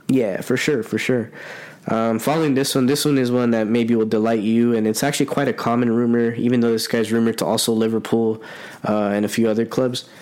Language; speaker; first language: English; early bilingual, other home language; Spanish